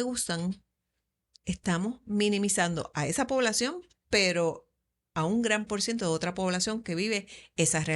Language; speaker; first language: Spanish; native; Spanish